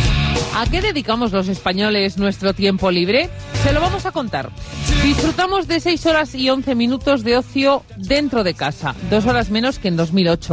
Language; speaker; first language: Spanish; native; Spanish